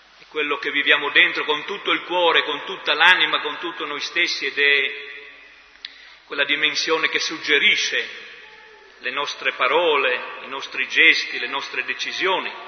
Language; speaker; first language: Italian; native; Italian